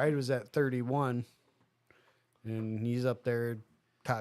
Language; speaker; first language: English; native; English